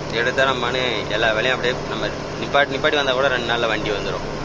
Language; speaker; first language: Tamil; native; Tamil